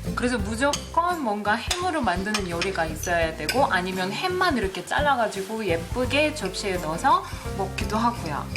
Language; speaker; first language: Korean; non-native, fluent; Russian